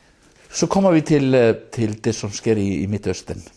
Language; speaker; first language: Danish; non-native, fluent; Icelandic